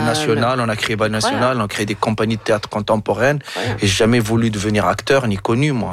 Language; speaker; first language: French; non-native, local second language; Arabic